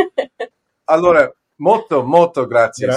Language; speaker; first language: Italian; non-native, learner; English